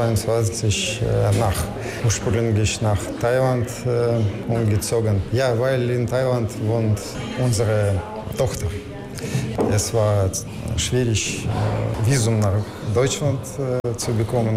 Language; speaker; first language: German; non-native, learner; Russian